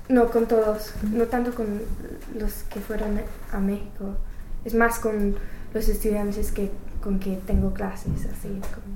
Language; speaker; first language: Spanish; non-native, learner; English